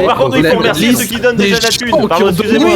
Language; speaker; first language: French; native; French